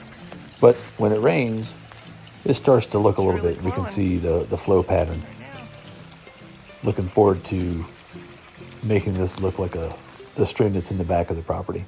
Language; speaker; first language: English; native; English